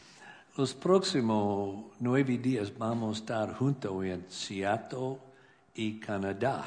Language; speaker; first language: Spanish; non-native, learner; English